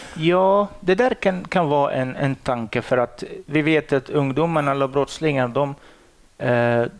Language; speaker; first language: Swedish; non-native, fluent; Arabic